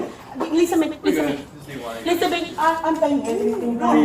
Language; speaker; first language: English; non-native, learner; Spanish